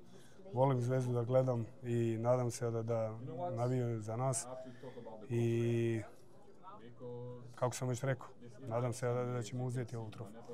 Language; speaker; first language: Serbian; early bilingual, heritage; German